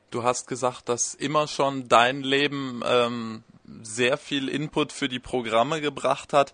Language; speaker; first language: German; native; German